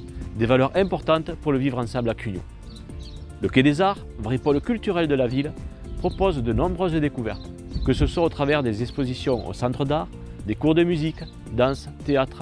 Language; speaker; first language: French; native; French